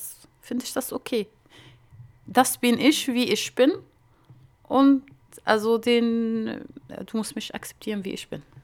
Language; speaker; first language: German; non-native, fluent; Arabic